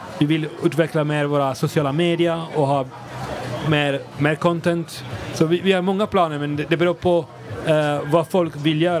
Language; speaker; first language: Swedish; non-native, fluent; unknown